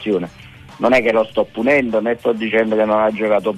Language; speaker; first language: Italian; native; Italian